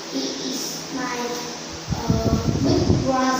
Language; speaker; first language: English; non-native, learner; Vietnamese